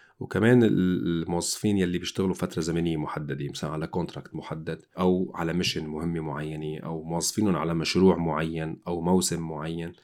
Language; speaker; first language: Arabic; native; Arabic